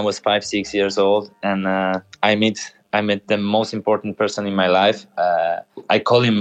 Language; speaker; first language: English; non-native, fluent; Polish